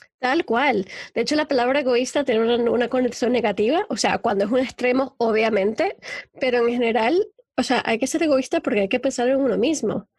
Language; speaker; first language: Spanish; native; Spanish